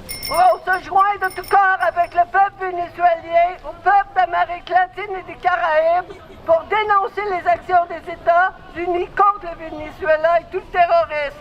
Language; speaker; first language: French; native; French